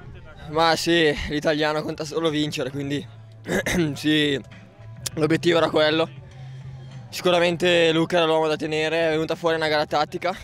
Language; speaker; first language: Italian; native; Italian